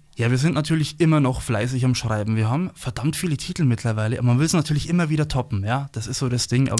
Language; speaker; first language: German; native; German